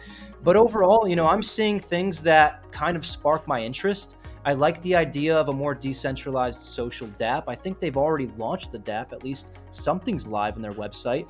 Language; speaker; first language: English; native; English